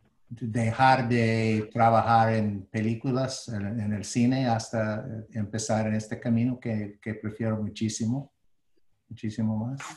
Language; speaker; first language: Spanish; non-native, fluent; English